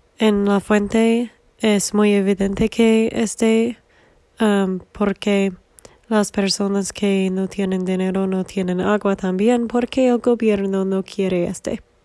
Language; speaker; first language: Spanish; non-native, learner; English